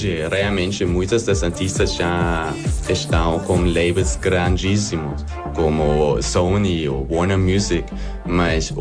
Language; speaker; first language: Portuguese; non-native, learner; German